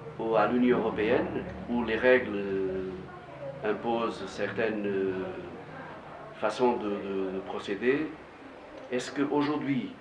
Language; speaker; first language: French; non-native, fluent; Portuguese